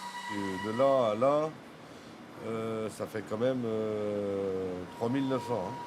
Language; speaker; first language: French; native; French